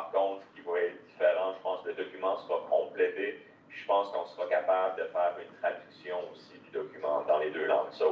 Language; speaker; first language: French; native; French